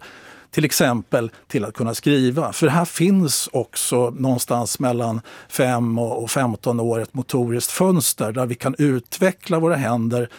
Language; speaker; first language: Swedish; native; Swedish